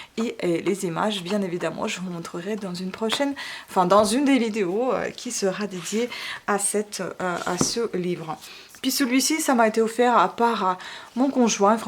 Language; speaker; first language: French; non-native, fluent; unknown